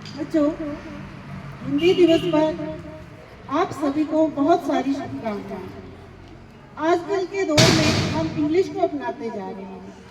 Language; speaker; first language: Hindi; native; Hindi